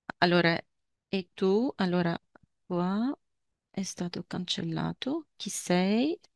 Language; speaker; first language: Italian; non-native, fluent; Arabic